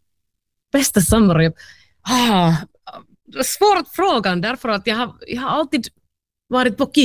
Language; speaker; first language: Swedish; non-native, learner; Finnish